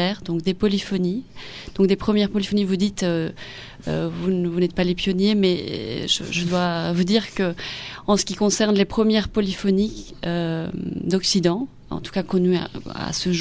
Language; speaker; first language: French; non-native, fluent; Spanish